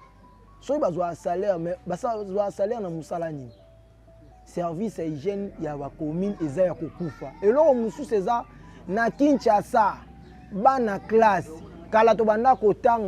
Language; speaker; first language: Lingala; native; Lingala